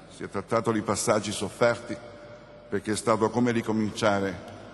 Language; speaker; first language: Italian; native; Italian